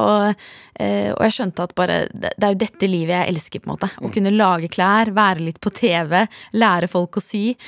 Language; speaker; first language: Norwegian; native; Norwegian